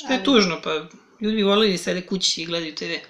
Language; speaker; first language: Serbian; native; Serbian